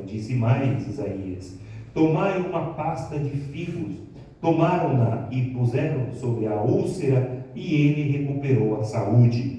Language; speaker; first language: Portuguese; native; Portuguese